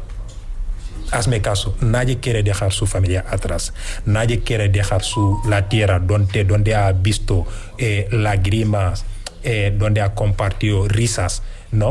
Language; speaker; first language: Spanish; non-native, fluent; Wolof